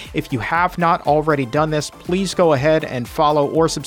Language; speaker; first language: English; native; English